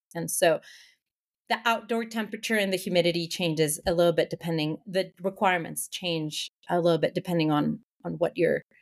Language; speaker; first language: English; non-native, fluent; Spanish